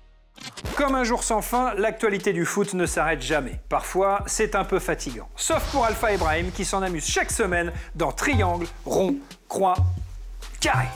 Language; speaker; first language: French; native; French